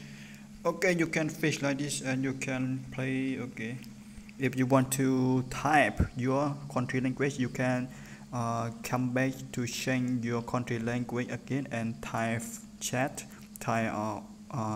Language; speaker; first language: English; non-native, learner; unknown